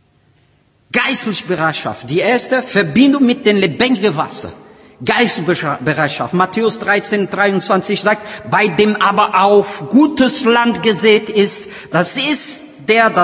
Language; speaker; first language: German; non-native, learner; Portuguese